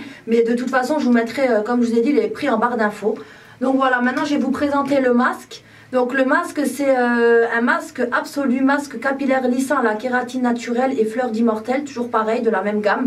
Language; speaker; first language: French; native; French